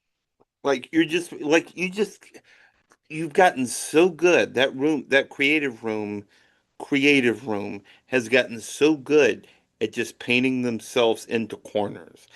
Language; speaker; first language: English; native; English